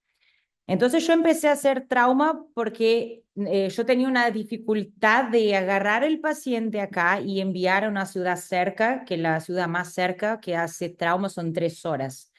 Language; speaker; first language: Spanish; non-native, fluent; Portuguese